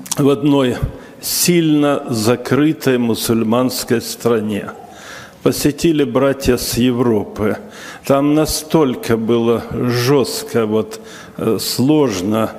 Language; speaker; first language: Russian; native; Russian